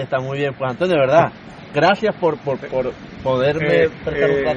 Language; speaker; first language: Spanish; native; Spanish